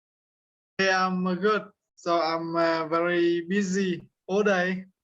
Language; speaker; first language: English; non-native, learner; Vietnamese